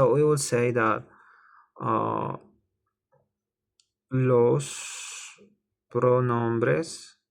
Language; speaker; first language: Spanish; non-native, learner; English